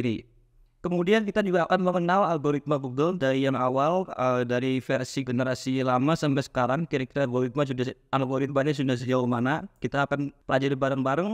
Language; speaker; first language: Indonesian; native; Indonesian